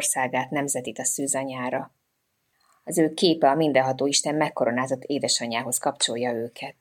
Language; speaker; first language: Hungarian; native; Hungarian